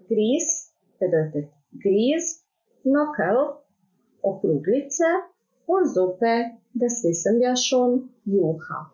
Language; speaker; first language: German; non-native, fluent; Croatian